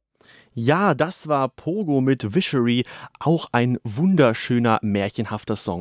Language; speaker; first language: German; native; German